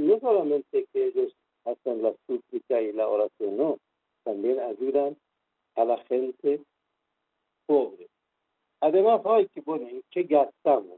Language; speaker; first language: Spanish; non-native, fluent; Persian